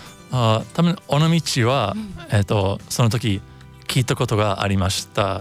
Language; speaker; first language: Japanese; non-native, learner; English